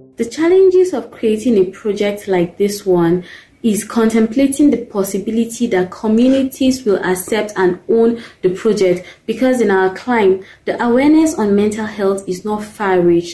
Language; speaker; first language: English; non-native, local second language; Hausa